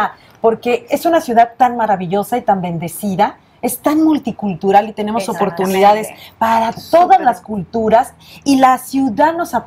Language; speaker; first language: Spanish; native; Spanish